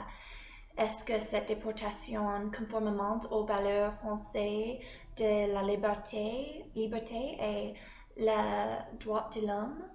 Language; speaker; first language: French; non-native, learner; English